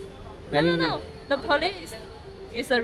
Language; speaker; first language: English; non-native, learner; Chinese